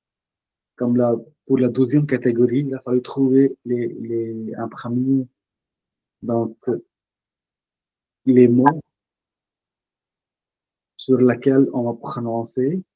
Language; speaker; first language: French; non-native, fluent; Punjabi